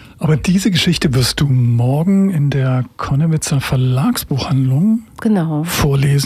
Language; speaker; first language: German; native; German